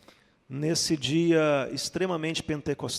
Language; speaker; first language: Portuguese; native; Portuguese